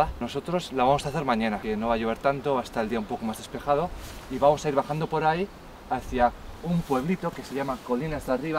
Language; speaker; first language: Spanish; native; Spanish